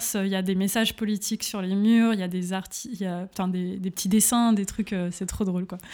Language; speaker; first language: French; native; French